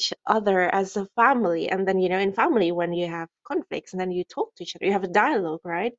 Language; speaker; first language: English; non-native, fluent; Indonesian